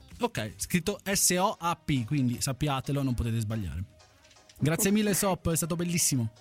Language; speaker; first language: Italian; native; Italian